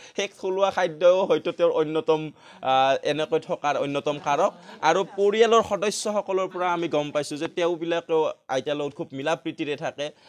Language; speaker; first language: Assamese; native; Assamese